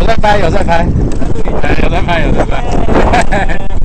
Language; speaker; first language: Chinese; native; Chinese